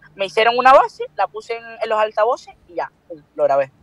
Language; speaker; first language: Spanish; native; Spanish